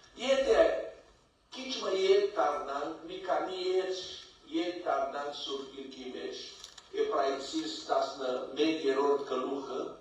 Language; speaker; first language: Armenian; early bilingual, heritage; Armenian